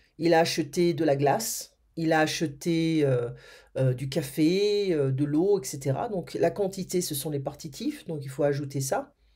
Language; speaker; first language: French; native; French